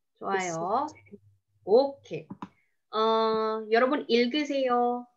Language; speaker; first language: Korean; non-native, fluent; Indonesian